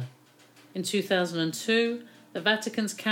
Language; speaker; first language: English; native; English